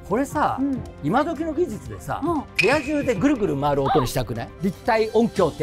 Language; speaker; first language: Japanese; native; Japanese